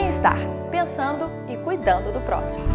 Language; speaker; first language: Portuguese; native; Portuguese